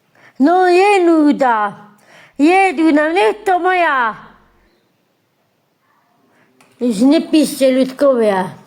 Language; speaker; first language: Slovak; non-native, local second language; Romany